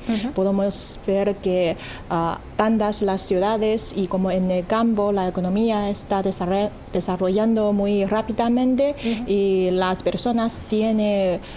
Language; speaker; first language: Spanish; non-native, fluent; Chinese